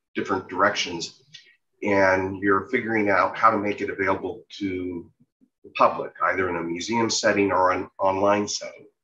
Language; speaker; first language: English; native; English